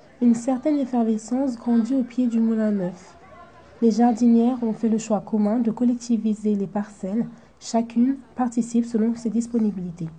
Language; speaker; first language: French; native; French